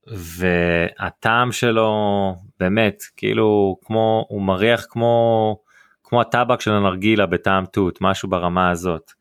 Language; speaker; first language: Hebrew; early bilingual, heritage; Hebrew